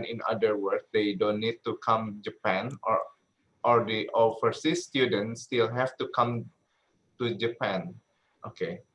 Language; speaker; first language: English; non-native, learner; Indonesian